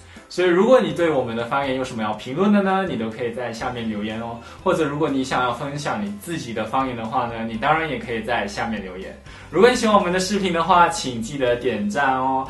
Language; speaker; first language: Chinese; early bilingual, other home language; Min Nan Chinese